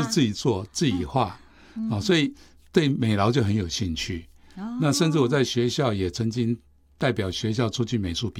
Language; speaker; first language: Chinese; native; Chinese